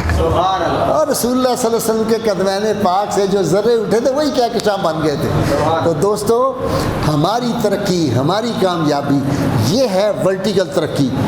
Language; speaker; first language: Urdu; non-native, local second language; Punjabi